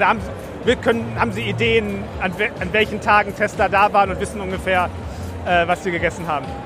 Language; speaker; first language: German; native; German